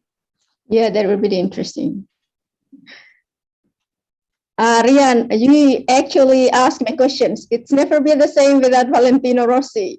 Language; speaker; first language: English; non-native, fluent; Indonesian